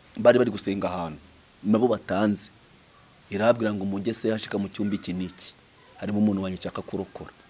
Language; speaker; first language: Kinyarwanda; native; Kinyarwanda